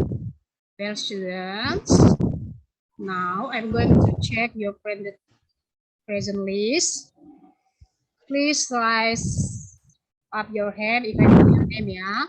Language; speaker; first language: English; non-native, learner; Indonesian